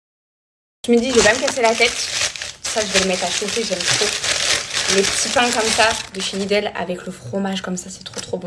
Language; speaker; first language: French; native; French